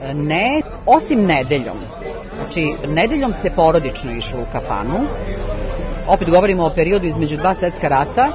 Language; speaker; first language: Serbian; native; Serbian